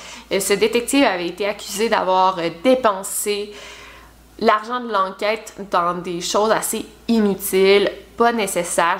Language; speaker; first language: French; native; French